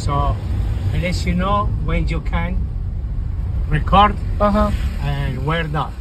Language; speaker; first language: English; non-native, learner; Spanish